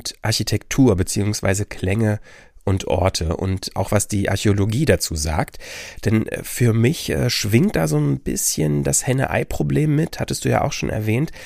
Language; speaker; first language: German; native; German